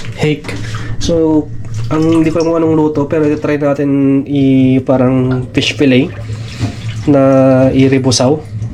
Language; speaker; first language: Filipino; non-native, local second language; Iloko